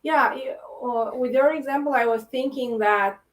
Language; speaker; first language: English; non-native, fluent; Romanian